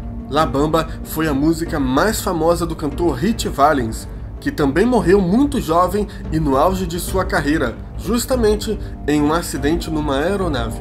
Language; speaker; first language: Portuguese; native; Portuguese